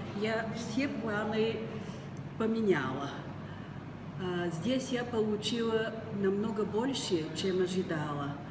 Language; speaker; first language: Russian; non-native, learner; Bulgarian